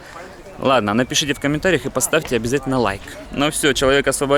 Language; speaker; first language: Russian; native; Russian